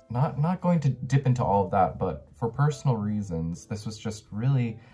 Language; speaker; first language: English; native; English